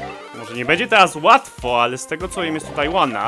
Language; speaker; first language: Polish; native; Polish